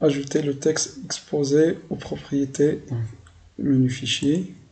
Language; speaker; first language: French; non-native, local second language; Arabic